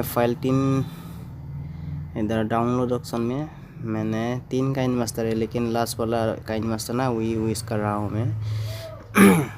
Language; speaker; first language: Hindi; non-native, local second language; Assamese